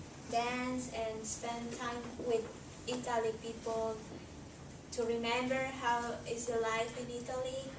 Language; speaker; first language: English; non-native, learner; Spanish